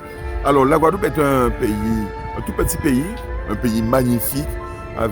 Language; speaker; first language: French; native; French